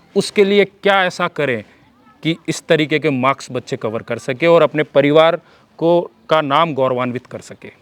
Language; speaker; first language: Hindi; native; Hindi